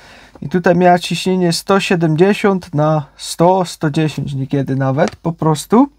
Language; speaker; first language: Polish; native; Polish